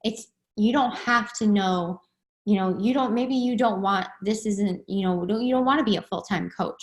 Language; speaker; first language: English; native; English